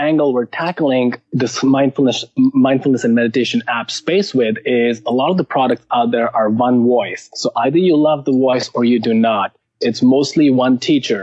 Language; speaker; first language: English; non-native, local second language; Hindi